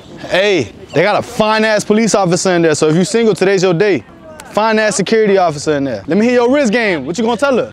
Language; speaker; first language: English; native; English